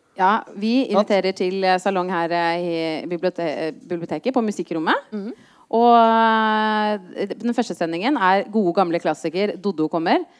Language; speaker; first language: Norwegian; native; Norwegian